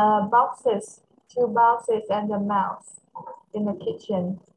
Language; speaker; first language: English; non-native, fluent; Vietnamese